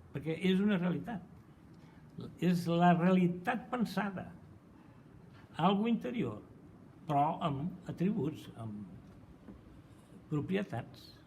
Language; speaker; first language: Catalan; non-native, fluent; Portuguese